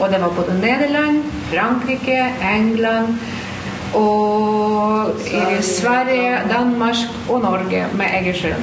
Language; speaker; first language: Norwegian; non-native, fluent; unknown